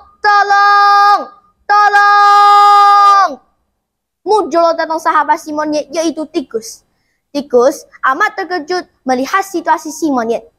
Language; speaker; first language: Malay; non-native, local second language; Chinese